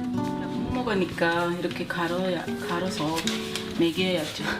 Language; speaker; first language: Korean; non-native, learner; Filipino